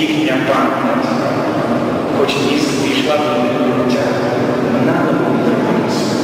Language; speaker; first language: Ukrainian; non-native, local second language; Rusyn